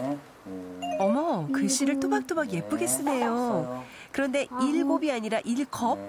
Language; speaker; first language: Korean; native; Korean